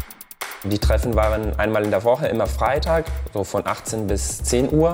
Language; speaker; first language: German; non-native, fluent; Portuguese